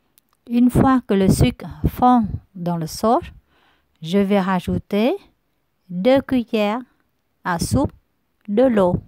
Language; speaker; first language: French; non-native, learner; Vietnamese